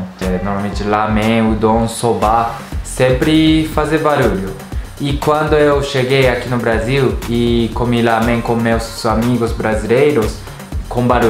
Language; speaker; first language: Portuguese; non-native, learner; Japanese